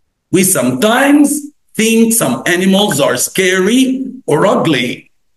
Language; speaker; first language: English; non-native, fluent; Arabic